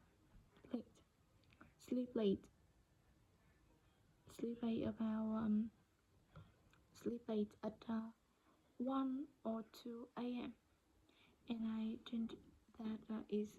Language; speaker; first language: English; non-native, learner; Vietnamese